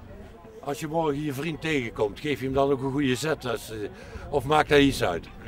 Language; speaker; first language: Dutch; native; Dutch